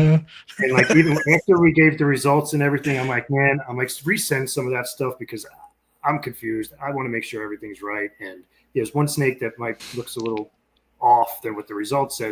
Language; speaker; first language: English; native; English